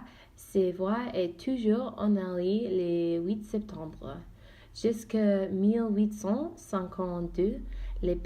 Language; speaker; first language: French; non-native, learner; Dutch